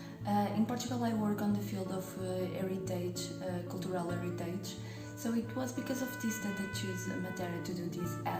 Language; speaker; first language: English; non-native, fluent; Portuguese